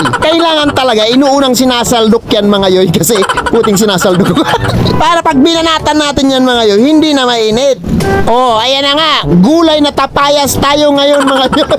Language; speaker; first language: Filipino; non-native, local second language; Bikol